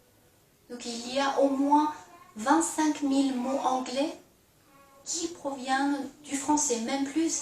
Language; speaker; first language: French; non-native, fluent; Chinese